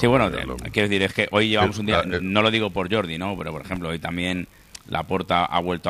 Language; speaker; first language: Spanish; native; Spanish